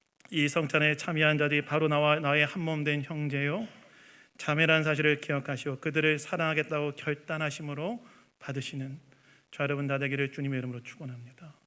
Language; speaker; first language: Korean; native; Korean